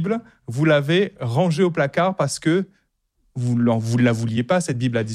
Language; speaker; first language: French; native; French